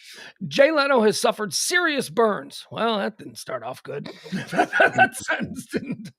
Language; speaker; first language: English; native; English